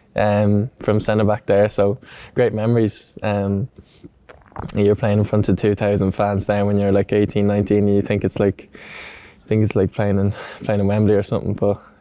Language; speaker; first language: English; native; English